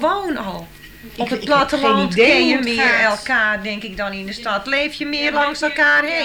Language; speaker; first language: Dutch; native; Dutch